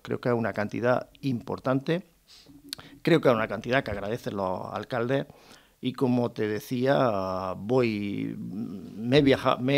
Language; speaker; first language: Spanish; native; Spanish